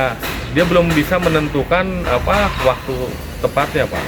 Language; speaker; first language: Indonesian; native; Indonesian